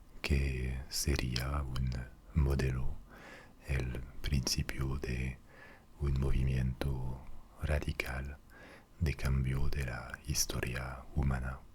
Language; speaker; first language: Spanish; non-native, fluent; French